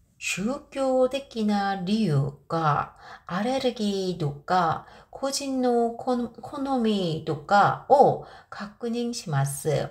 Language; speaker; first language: Japanese; non-native, fluent; Korean